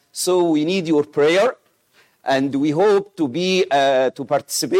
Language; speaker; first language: English; non-native, fluent; Arabic